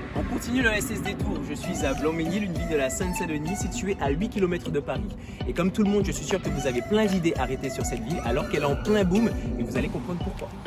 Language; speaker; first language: French; native; French